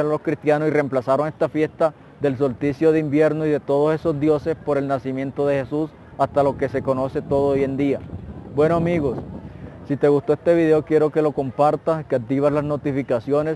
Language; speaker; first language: Spanish; native; Spanish